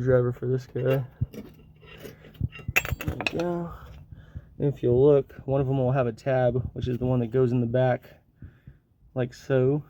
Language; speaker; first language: English; native; English